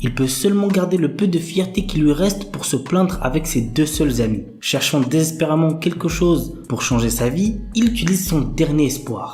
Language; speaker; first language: French; native; French